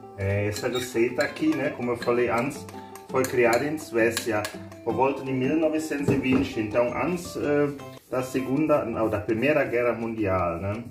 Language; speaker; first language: Portuguese; non-native, learner; German